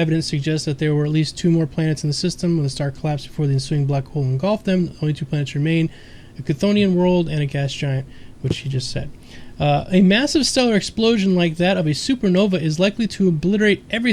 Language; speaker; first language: English; native; English